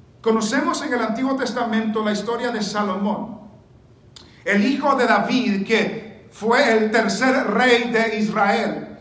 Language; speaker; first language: Spanish; early bilingual, heritage; Spanish